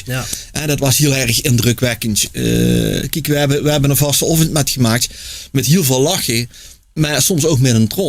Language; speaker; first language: Dutch; native; Dutch